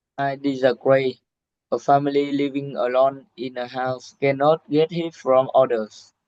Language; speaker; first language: English; non-native, learner; Vietnamese